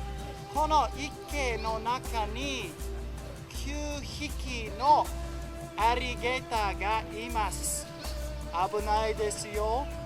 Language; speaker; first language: Japanese; non-native, learner; English